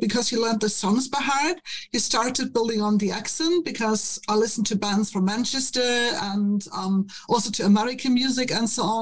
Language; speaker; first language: English; non-native, fluent; German